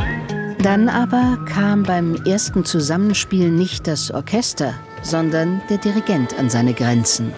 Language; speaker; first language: German; native; German